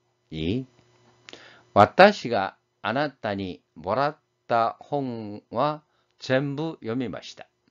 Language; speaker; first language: Japanese; non-native, fluent; Korean